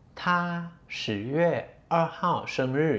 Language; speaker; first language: Chinese; non-native, fluent; Thai